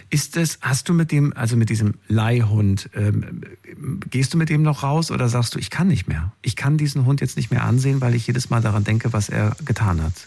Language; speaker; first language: German; native; German